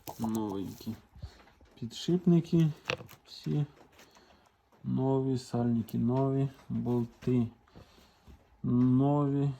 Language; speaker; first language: Ukrainian; native; Ukrainian